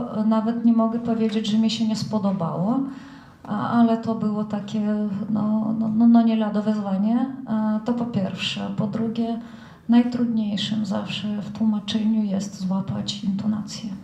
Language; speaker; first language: Polish; non-native, fluent; Russian